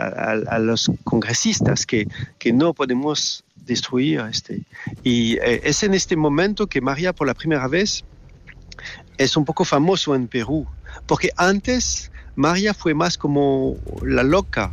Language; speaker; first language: Spanish; non-native, fluent; French